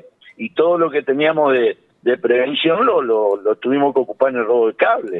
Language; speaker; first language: Spanish; native; Spanish